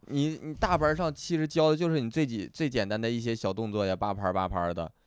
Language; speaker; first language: Chinese; native; Chinese